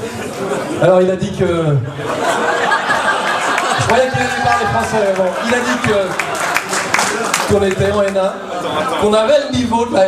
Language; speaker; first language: French; native; French